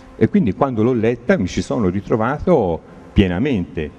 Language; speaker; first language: Italian; native; Italian